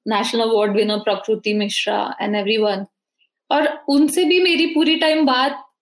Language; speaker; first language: Hindi; native; Hindi